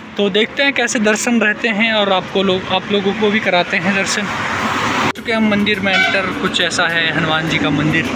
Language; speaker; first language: Hindi; native; Hindi